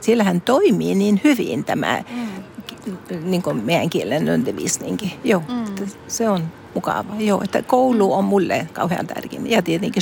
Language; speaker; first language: Finnish; early bilingual, heritage; Finnish